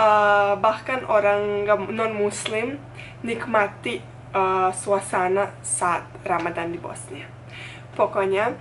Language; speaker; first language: Indonesian; non-native, fluent; Bosnian